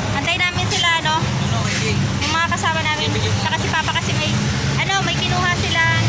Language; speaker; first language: Filipino; native; Filipino